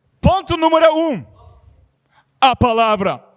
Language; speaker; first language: Portuguese; non-native, learner; English